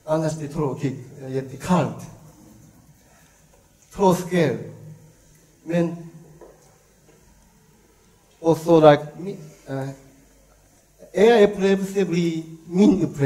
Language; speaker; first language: Swedish; non-native, learner; Japanese